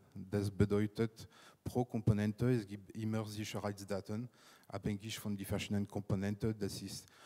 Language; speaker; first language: German; non-native, fluent; French